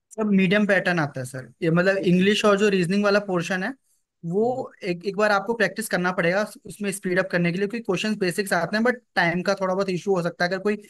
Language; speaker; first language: Hindi; native; Hindi